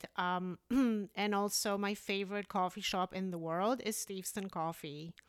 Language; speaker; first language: English; early bilingual, other home language; Polish